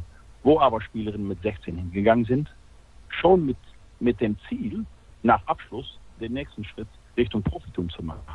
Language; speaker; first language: German; native; German